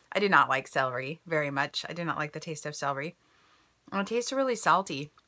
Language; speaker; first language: English; native; English